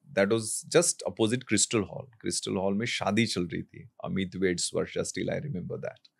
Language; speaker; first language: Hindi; non-native, local second language; Marathi